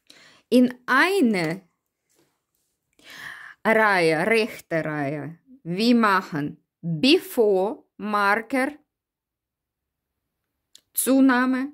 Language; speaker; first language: German; non-native, learner; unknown